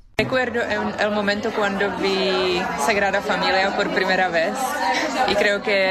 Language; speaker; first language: Spanish; non-native, fluent; Czech